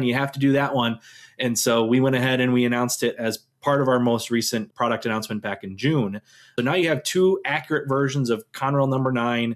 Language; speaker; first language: English; native; English